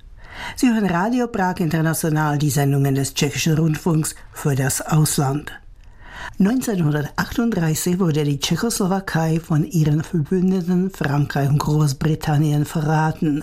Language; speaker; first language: German; non-native, fluent; Czech